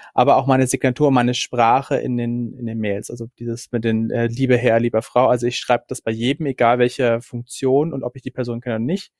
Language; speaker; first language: German; native; German